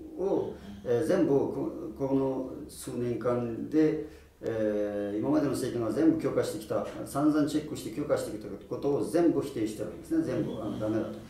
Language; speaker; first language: Japanese; non-native, fluent; Uyghur